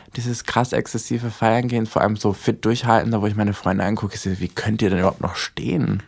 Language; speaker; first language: German; native; German